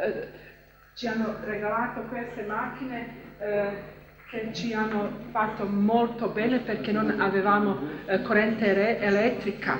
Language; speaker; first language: Italian; non-native, fluent; Bosnian